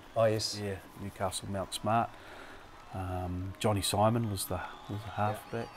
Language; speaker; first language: English; native; English